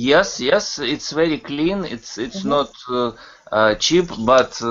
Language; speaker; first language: English; non-native, learner; Russian